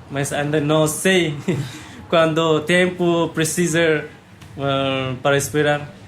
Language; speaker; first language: Portuguese; non-native, learner; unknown